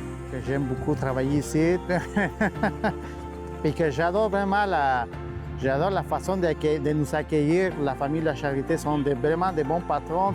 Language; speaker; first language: French; native; French